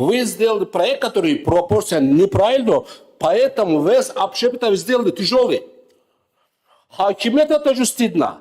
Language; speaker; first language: Russian; non-native, learner; Turkish